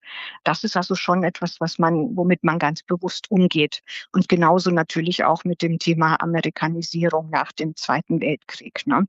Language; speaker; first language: German; native; German